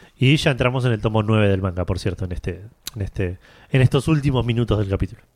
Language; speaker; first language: Spanish; native; Spanish